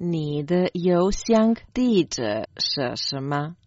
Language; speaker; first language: Chinese; non-native, learner; Croatian